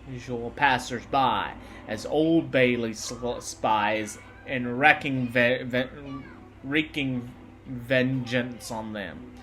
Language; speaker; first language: English; native; English